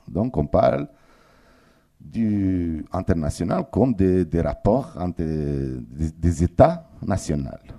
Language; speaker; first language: French; non-native, fluent; Romanian